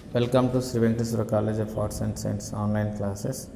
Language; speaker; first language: English; non-native, local second language; Telugu